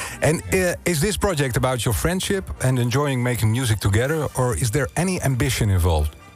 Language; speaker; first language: English; non-native, fluent; Dutch